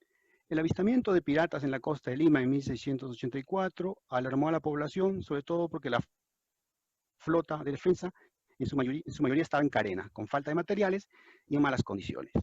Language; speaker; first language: Spanish; native; Spanish